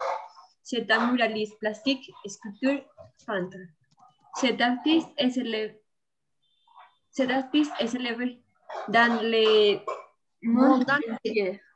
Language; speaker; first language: French; non-native, learner; Spanish